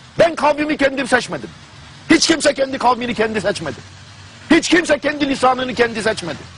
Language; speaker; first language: Turkish; non-native, fluent; German